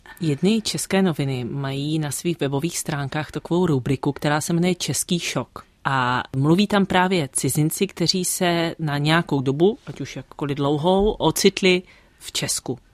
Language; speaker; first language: Czech; native; Czech